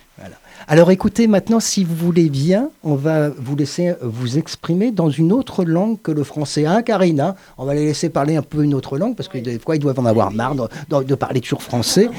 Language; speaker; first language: French; native; French